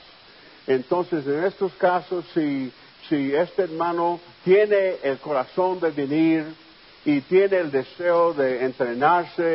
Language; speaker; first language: Spanish; non-native, fluent; English